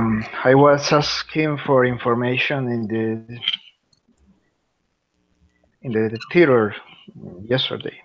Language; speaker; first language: English; non-native, learner; Spanish